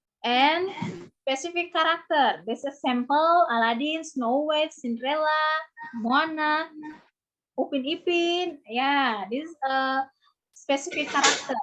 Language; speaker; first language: English; non-native, learner; Indonesian